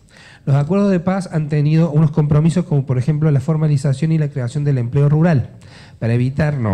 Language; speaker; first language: Spanish; native; Spanish